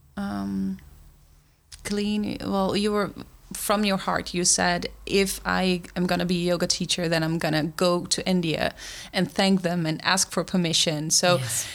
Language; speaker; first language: English; non-native, fluent; Dutch